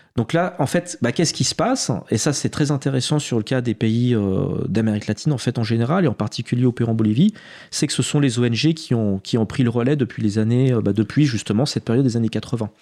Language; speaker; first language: French; native; French